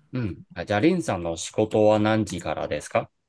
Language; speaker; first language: Japanese; non-native, fluent; Chinese